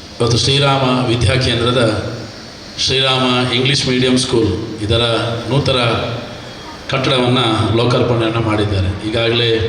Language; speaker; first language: Kannada; non-native, local second language; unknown